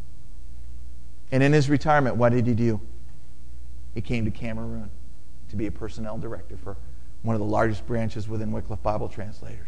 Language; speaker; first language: English; native; English